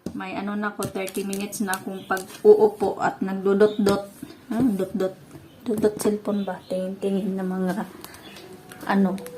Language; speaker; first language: Filipino; non-native, local second language; Cebuano